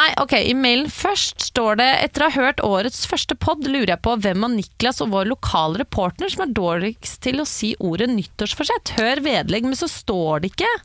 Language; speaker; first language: Norwegian; native; Norwegian